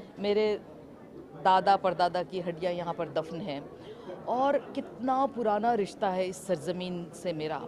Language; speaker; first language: Urdu; native; Urdu